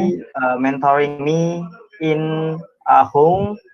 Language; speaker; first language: English; non-native, learner; Indonesian